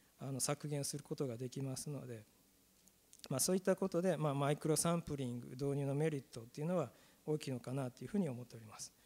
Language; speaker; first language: Japanese; native; Japanese